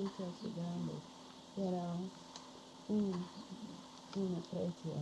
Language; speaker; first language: Spanish; non-native, learner; English